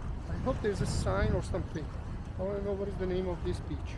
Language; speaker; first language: English; non-native, fluent; Persian